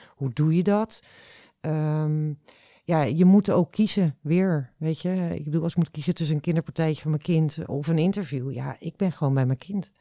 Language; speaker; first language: Dutch; native; Dutch